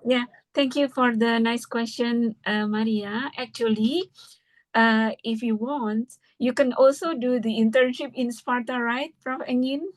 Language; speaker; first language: English; non-native, fluent; Indonesian